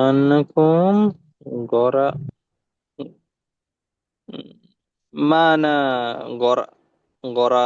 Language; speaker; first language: Arabic; non-native, learner; Bangla